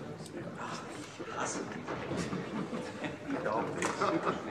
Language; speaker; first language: German; non-native, learner; English